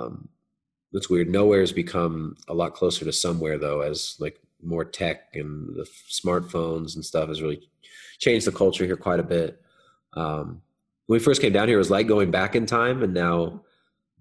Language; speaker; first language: English; native; English